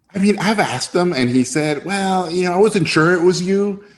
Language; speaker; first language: English; non-native, fluent; Spanish